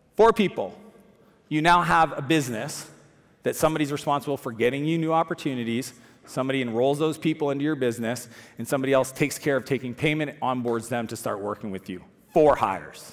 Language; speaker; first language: English; native; English